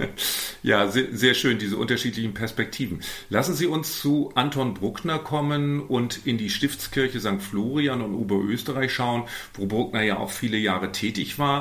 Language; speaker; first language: German; native; German